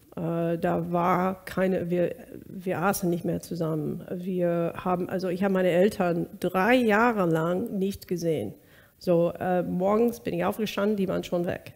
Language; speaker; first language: German; non-native, fluent; English